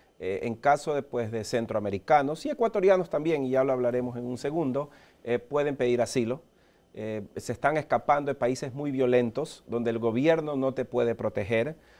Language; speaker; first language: Spanish; early bilingual, heritage; Spanish